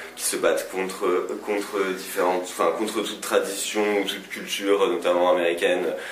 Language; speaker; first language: French; native; French